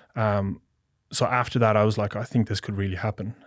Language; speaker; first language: English; native; English